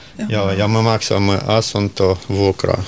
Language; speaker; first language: Finnish; non-native, learner; Russian